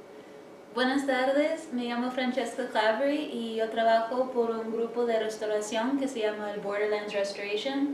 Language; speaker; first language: Spanish; early bilingual, heritage; English